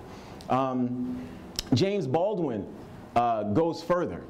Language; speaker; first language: English; native; English